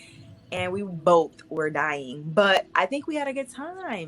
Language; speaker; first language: English; native; English